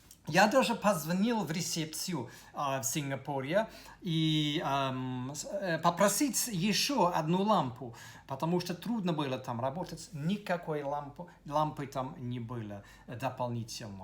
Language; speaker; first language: Russian; non-native, fluent; English